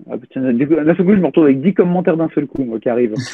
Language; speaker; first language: French; native; French